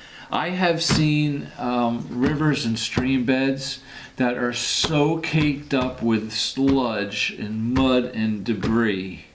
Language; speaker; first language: English; native; English